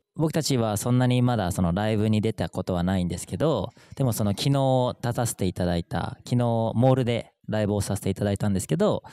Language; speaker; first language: Japanese; native; Japanese